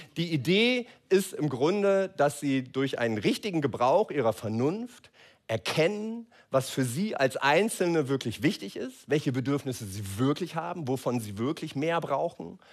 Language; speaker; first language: German; native; German